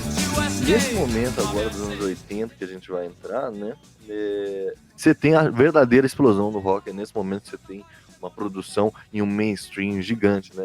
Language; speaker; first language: Portuguese; native; Portuguese